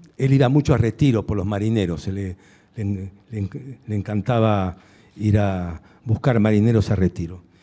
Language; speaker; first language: Spanish; early bilingual, other home language; Hungarian